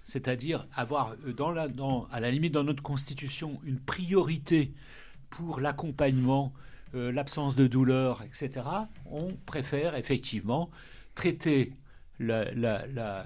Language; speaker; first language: French; native; French